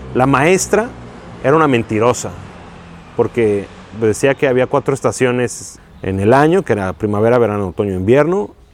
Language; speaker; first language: Spanish; native; Spanish